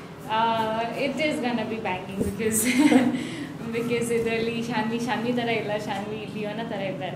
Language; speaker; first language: Kannada; non-native, fluent; Hindi